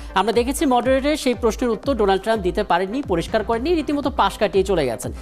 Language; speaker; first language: Bangla; native; Bangla